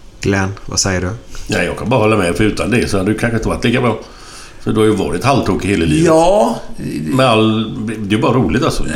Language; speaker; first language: Swedish; native; Swedish